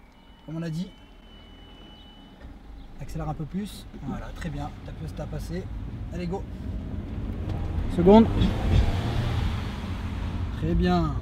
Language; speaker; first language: French; native; French